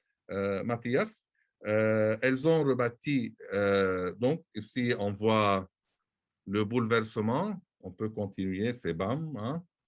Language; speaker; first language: French; non-native, local second language; Arabic